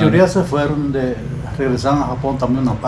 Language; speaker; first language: Spanish; early bilingual, other home language; Japanese